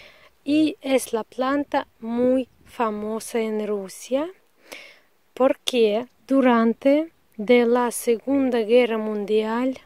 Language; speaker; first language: Spanish; non-native, learner; Russian